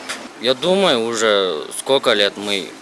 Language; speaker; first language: Russian; non-native, fluent; Turkish